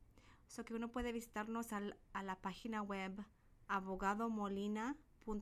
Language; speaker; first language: Spanish; early bilingual, heritage; Spanish